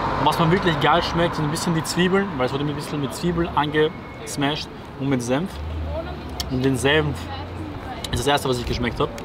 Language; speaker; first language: German; early bilingual, other home language; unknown